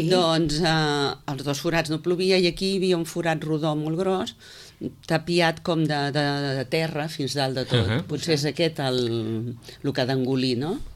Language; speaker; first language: Catalan; native; Catalan